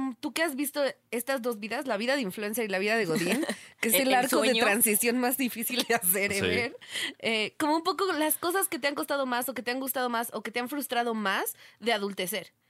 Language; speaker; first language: Spanish; native; Spanish